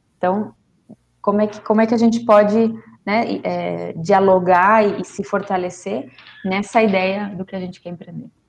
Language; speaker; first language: Portuguese; non-native, fluent; Spanish